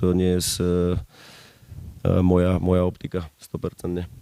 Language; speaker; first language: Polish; non-native, learner; Slovak